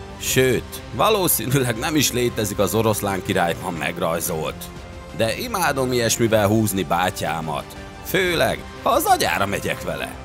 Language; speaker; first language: Hungarian; native; Hungarian